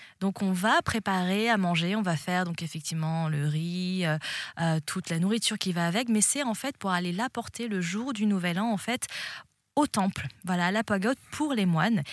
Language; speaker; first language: French; early bilingual, other home language; Cantonese